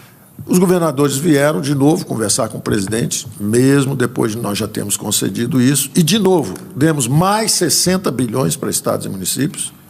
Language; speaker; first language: Portuguese; native; Portuguese